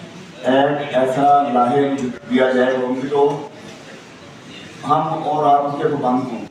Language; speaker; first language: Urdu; non-native, local second language; Punjabi